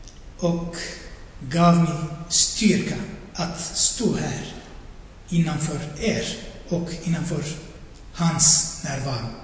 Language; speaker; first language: Swedish; non-native, fluent; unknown